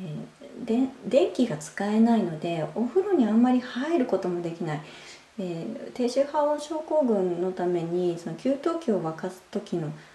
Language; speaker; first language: Japanese; native; Japanese